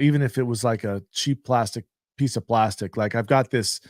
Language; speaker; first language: English; native; English